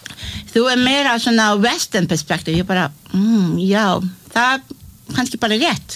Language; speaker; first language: Icelandic; non-native, learner; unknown